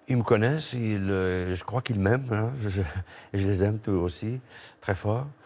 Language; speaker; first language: French; non-native, local second language; Kabyle